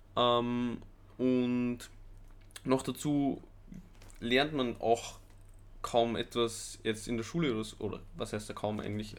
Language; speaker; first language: German; native; German